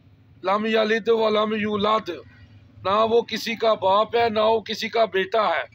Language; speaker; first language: Hindi; non-native, local second language; Punjabi